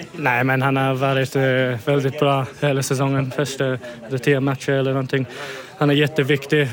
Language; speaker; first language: Swedish; non-native, fluent; English